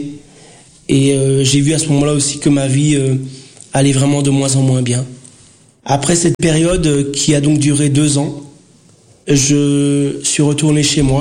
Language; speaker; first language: French; early bilingual, other home language; Portuguese